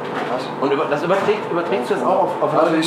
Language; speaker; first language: German; native; German